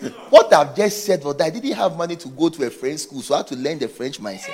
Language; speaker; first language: English; non-native, local second language; Akan